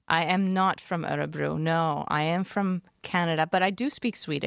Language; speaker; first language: English; native; English